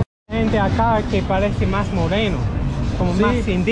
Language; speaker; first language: Spanish; non-native, learner; English